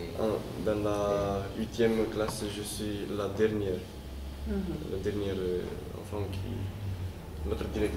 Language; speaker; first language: French; non-native, learner; Romanian